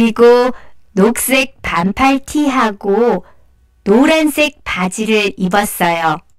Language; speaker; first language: Korean; non-native, learner; Indonesian